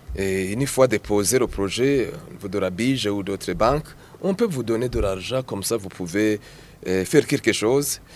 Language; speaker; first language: French; non-native, local second language; Rundi